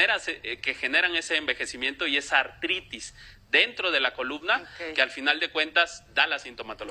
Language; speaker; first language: Spanish; native; Spanish